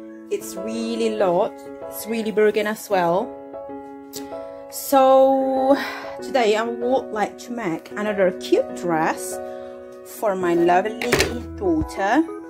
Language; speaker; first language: English; non-native, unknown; Indonesian